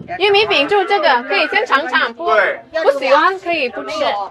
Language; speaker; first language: Chinese; non-native, local second language; Indonesian